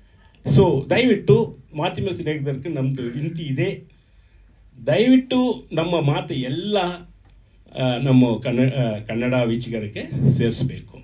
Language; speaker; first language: Kannada; non-native, learner; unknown